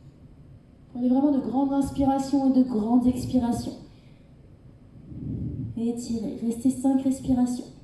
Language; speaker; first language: French; native; French